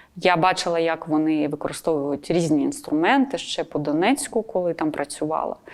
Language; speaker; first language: Ukrainian; non-native, local second language; Russian